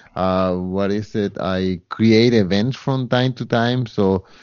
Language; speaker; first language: English; non-native, fluent; Spanish